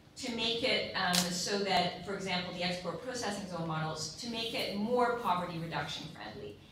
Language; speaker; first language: English; native; English